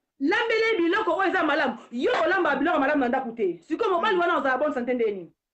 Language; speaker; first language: Lingala; non-native, local second language; Kituba (Democratic Republic of Congo)